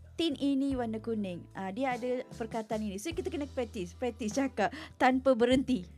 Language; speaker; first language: Malay; non-native, local second language; Tamil